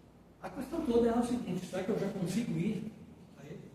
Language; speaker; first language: Portuguese; native; Portuguese